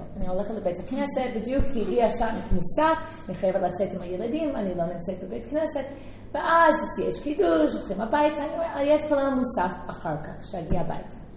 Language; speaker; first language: Hebrew; native; Hebrew